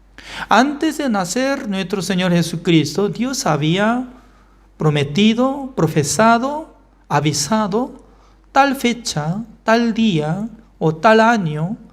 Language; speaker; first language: Spanish; non-native, fluent; Korean